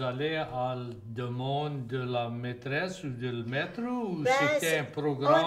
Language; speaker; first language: French; native; French